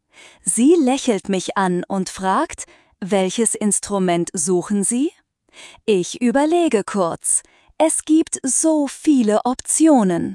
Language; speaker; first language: German; non-native, fluent; Turkish